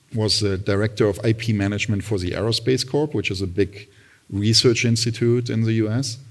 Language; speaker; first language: English; non-native, fluent; German